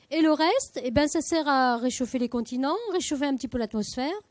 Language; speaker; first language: French; native; French